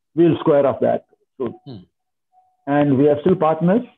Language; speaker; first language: English; non-native, local second language; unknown